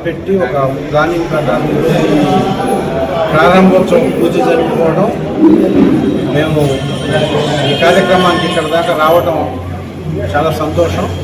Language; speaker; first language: Telugu; native; Telugu